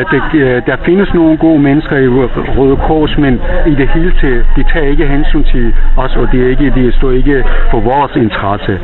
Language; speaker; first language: Danish; non-native, fluent; Persian